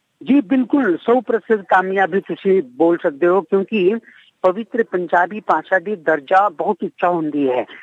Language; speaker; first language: Punjabi; non-native, fluent; Kannada